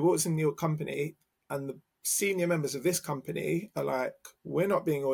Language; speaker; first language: English; native; English